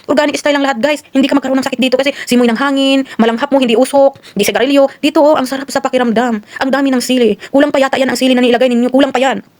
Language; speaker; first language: Filipino; non-native, local second language; Cebuano